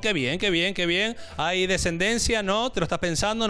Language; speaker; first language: Spanish; native; Spanish